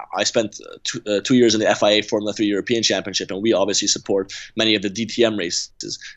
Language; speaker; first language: English; native; English